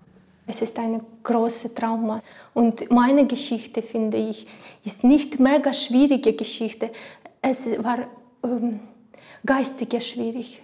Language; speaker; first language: German; non-native, learner; Ukrainian